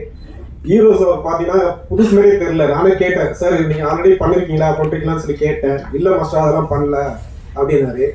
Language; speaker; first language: Tamil; native; Tamil